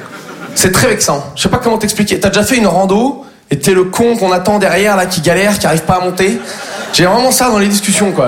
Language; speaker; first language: French; native; French